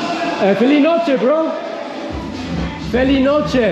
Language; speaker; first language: Spanish; non-native, learner; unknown